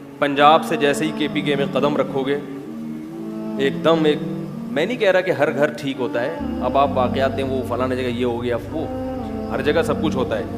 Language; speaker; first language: Urdu; native; Urdu